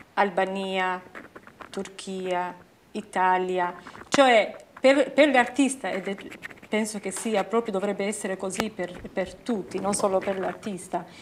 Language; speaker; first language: Italian; non-native, fluent; Albanian